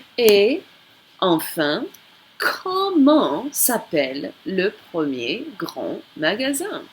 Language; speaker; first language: French; non-native, fluent; English